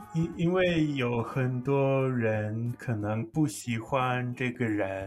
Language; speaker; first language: Chinese; non-native, learner; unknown